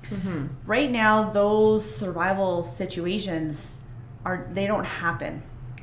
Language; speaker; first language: English; native; English